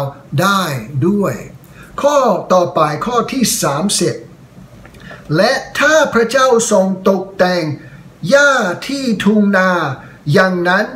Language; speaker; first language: Thai; non-native, fluent; English